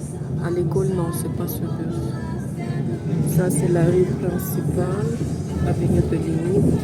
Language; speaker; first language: French; non-native, learner; Russian